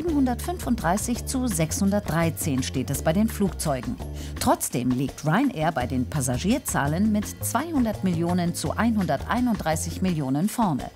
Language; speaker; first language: German; native; German